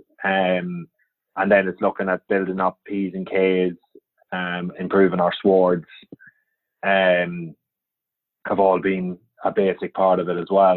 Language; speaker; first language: English; native; English